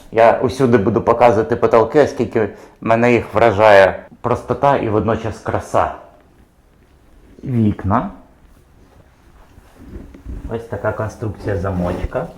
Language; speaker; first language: Ukrainian; native; Ukrainian